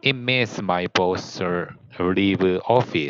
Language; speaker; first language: English; non-native, learner; Korean